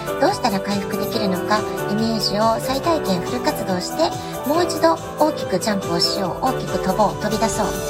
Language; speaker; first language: Japanese; native; Japanese